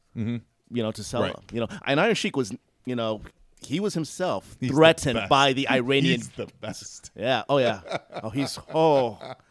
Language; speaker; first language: English; native; English